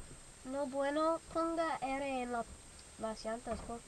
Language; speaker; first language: Spanish; non-native, learner; English